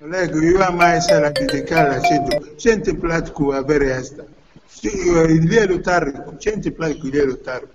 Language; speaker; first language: Romanian; non-native, learner; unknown